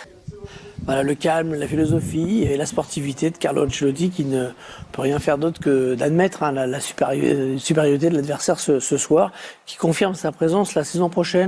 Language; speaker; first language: French; native; French